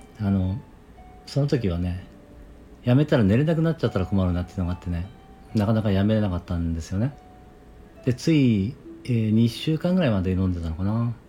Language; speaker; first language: Japanese; native; Japanese